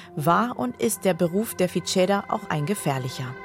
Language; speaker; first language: German; non-native, fluent; Spanish